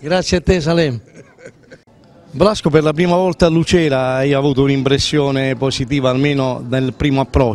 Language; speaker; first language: Italian; native; Italian